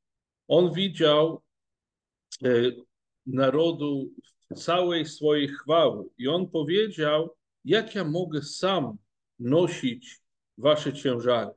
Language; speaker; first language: Polish; non-native, fluent; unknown